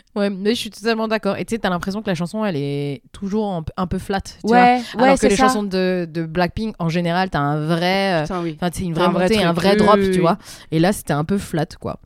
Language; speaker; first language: French; native; French